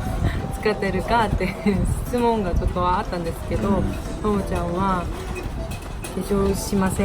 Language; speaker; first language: Japanese; non-native, fluent; Korean